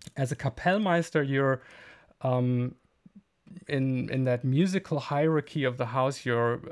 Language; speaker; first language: English; non-native, fluent; German